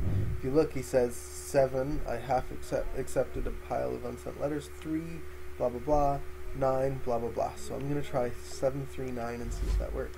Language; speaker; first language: English; native; English